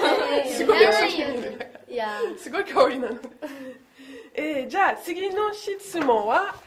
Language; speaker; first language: Japanese; non-native, learner; French